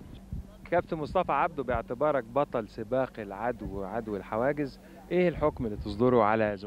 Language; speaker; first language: Arabic; native; Arabic